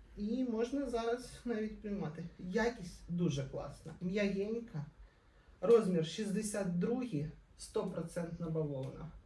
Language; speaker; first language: Ukrainian; non-native, local second language; Russian